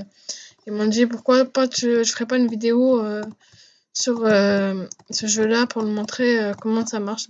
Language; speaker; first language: French; native; French